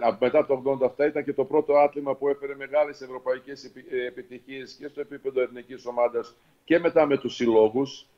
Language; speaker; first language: Greek; non-native, fluent; Serbian